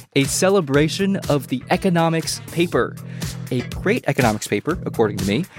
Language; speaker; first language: English; early bilingual, other home language; Chinese